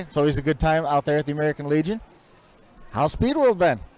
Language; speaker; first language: English; native; English